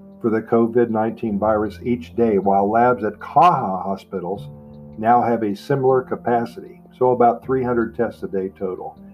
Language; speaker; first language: English; native; English